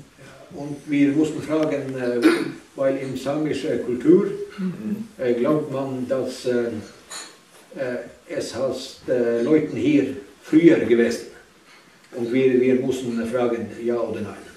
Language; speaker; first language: German; non-native, learner; Northern Sami